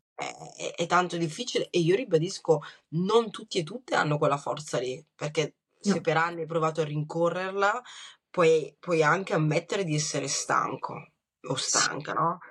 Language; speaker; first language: Italian; early bilingual, other home language; Kinyarwanda